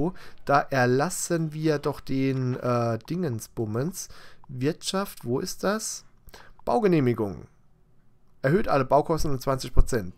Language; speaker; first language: German; native; German